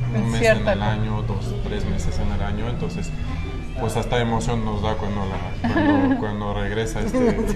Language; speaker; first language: Spanish; non-native, fluent; French